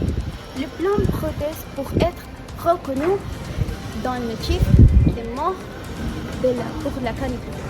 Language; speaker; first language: French; non-native, learner; Spanish